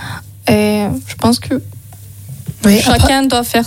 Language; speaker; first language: French; non-native, learner; Azerbaijani